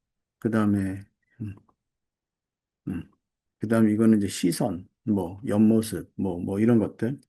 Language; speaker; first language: Korean; native; Korean